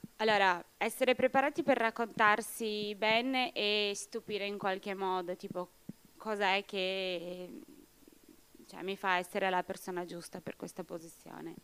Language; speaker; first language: Italian; non-native, fluent; Portuguese